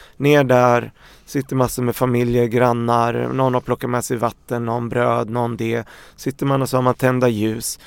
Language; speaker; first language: Swedish; early bilingual, other home language; Arabic